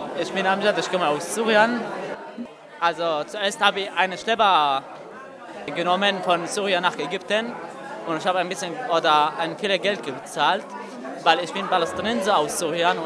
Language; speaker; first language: German; non-native, learner; Arabic